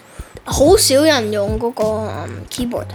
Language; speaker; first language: Cantonese; early bilingual, heritage; Cantonese